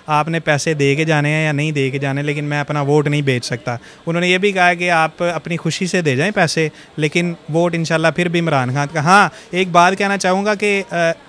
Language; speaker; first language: Urdu; non-native, local second language; Punjabi